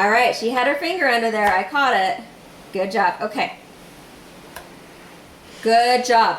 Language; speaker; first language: English; native; English